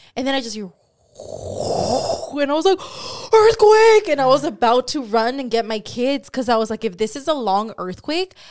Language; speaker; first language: English; early bilingual, other home language; Spanish